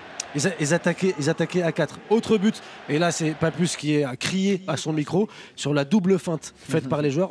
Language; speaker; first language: French; native; French